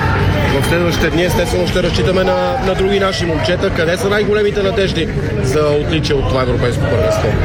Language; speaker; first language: Bulgarian; native; Bulgarian